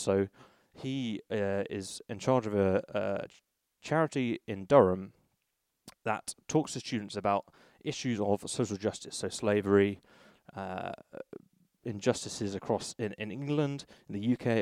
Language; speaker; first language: English; native; English